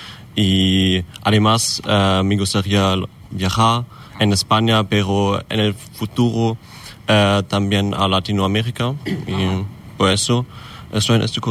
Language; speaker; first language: Spanish; non-native, learner; German